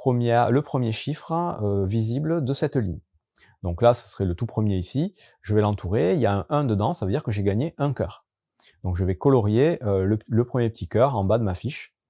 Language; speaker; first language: French; native; French